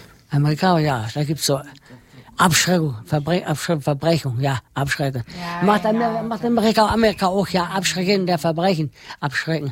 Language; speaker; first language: German; non-native, learner; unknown